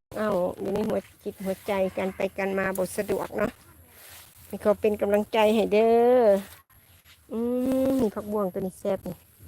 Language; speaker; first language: Thai; native; Thai